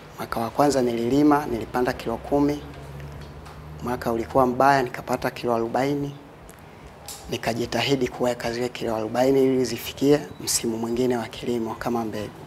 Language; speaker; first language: Swahili; native; Swahili